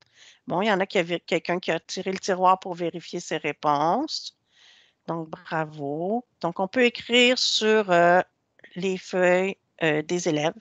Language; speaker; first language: French; native; French